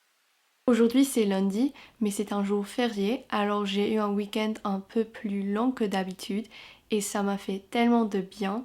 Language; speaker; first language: French; non-native, fluent; English